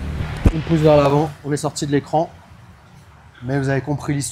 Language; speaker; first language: French; native; French